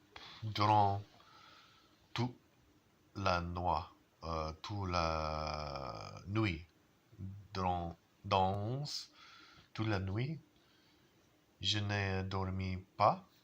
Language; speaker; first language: French; non-native, learner; English